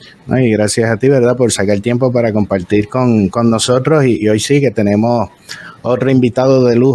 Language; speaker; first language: Spanish; native; Spanish